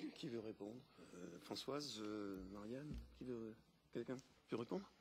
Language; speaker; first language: French; native; French